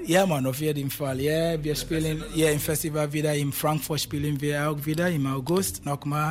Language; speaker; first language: German; non-native, fluent; Akan